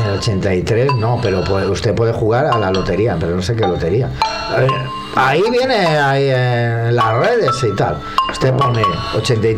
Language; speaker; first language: Spanish; native; Spanish